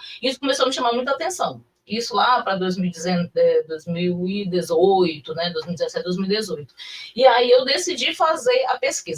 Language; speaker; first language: Portuguese; native; Portuguese